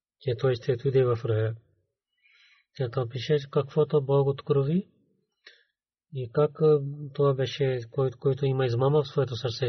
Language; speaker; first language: Bulgarian; non-native, learner; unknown